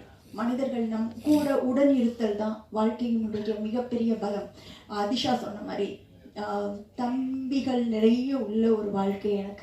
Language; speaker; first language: Tamil; native; Tamil